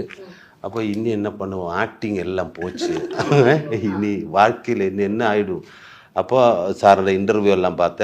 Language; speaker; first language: Tamil; non-native, learner; Malayalam